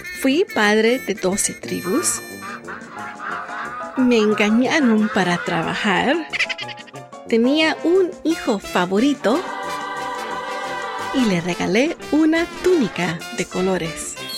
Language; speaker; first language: Spanish; native; Spanish